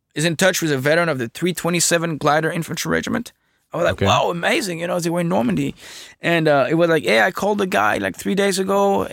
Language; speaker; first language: English; non-native, fluent; French